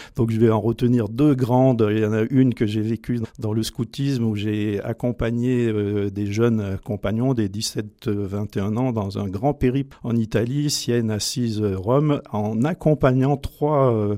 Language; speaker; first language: French; native; French